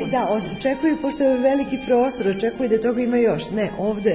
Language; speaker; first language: Croatian; native; Croatian